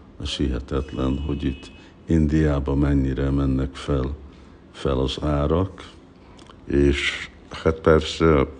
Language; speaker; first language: Hungarian; early bilingual, heritage; Hungarian